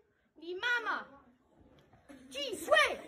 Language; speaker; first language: Chinese; non-native, learner; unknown